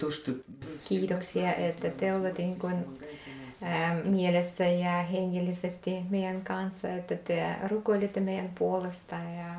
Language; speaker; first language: Finnish; non-native, fluent; Russian